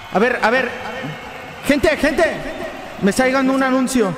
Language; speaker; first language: Spanish; native; Spanish